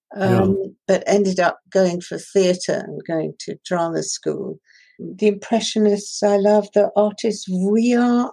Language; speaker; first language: English; non-native, local second language; Persian